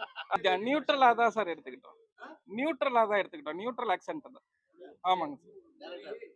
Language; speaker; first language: Tamil; native; Tamil